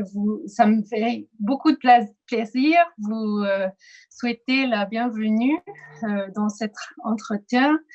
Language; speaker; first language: French; non-native, fluent; Spanish